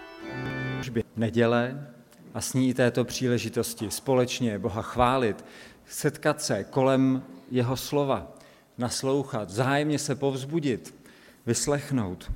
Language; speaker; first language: Czech; native; Czech